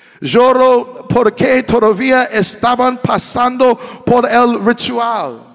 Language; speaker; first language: Spanish; non-native, learner; English